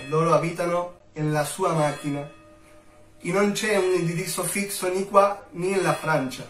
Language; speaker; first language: Italian; non-native, learner; Spanish